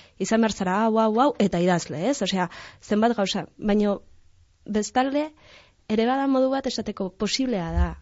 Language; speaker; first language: Basque; native; Basque